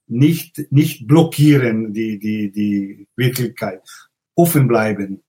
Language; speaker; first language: German; non-native, fluent; Italian